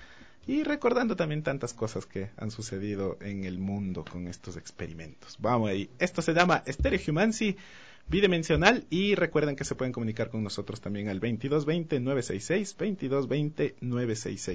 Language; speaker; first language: Spanish; native; Spanish